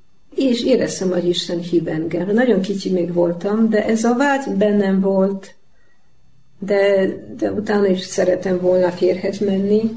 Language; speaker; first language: Hungarian; non-native, learner; Polish